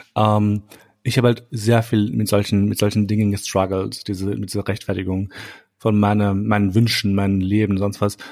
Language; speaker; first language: German; early bilingual, other home language; Albanian